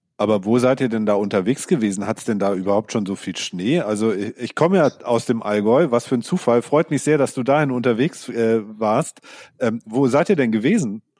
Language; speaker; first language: German; native; German